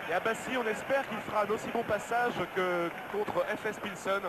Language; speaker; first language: French; native; French